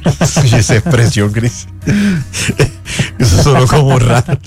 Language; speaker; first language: Spanish; native; Spanish